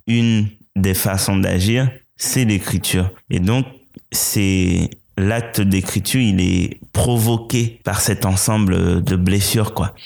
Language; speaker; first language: French; non-native, local second language; Haitian Creole